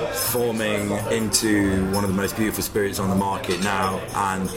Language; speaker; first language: English; native; English